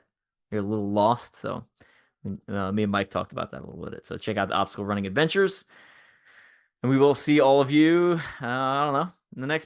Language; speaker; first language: English; native; English